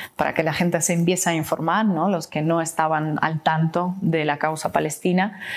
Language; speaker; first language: Spanish; non-native, fluent; Russian